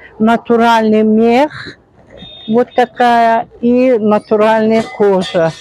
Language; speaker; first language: Russian; non-native, local second language; Azerbaijani